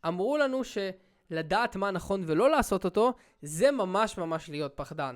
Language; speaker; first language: Hebrew; native; Hebrew